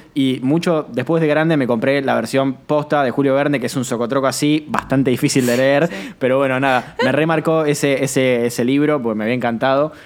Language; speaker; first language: Spanish; native; Spanish